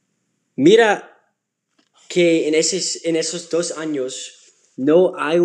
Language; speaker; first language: Spanish; non-native, learner; English